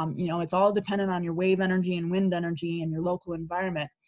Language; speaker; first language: English; native; English